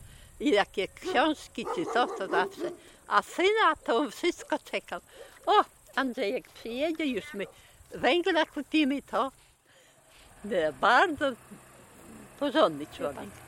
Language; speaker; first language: Polish; non-native, local second language; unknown